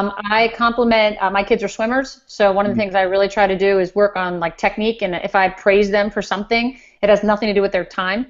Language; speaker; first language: English; native; English